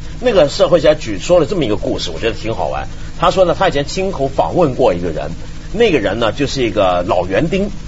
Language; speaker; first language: Chinese; non-native, local second language; Cantonese